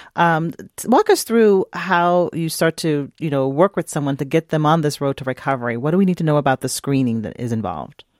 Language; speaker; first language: English; native; English